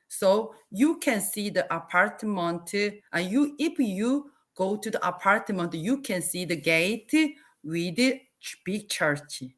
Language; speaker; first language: English; non-native, learner; Korean